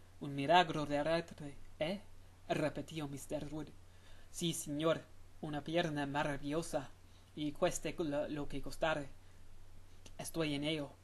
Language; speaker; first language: Spanish; non-native, fluent; English